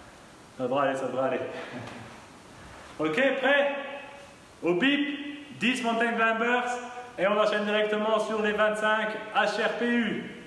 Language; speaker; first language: French; native; French